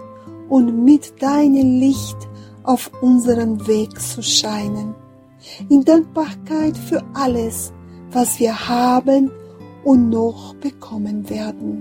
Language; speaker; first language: German; non-native, learner; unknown